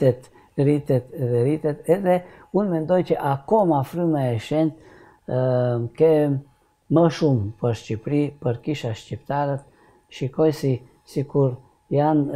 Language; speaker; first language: Albanian; non-native, learner; Hungarian